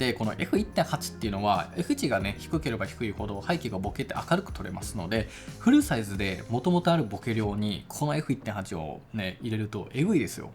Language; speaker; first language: Japanese; native; Japanese